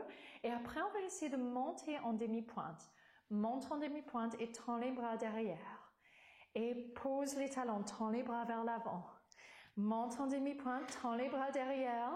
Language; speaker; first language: French; non-native, fluent; English